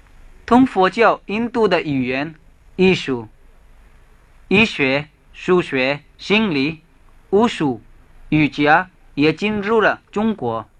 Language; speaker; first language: Chinese; non-native, fluent; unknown